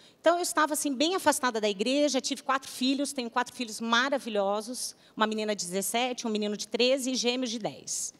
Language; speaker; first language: Portuguese; native; Portuguese